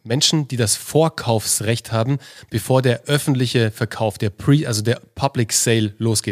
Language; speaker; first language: German; native; German